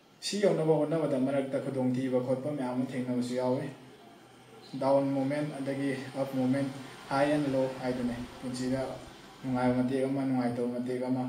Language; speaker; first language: Manipuri; native; Manipuri